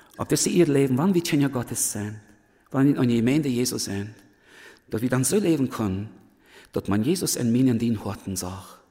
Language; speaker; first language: German; early bilingual, other home language; Plautdietsch